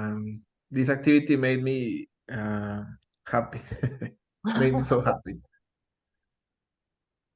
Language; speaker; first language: English; non-native, learner; Spanish